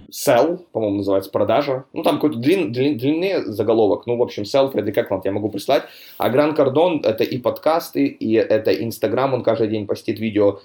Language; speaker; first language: Russian; native; Russian